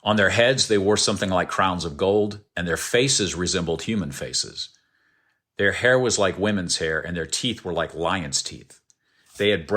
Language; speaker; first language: English; native; English